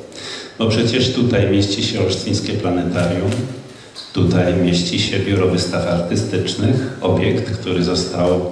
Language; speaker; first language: Polish; native; Polish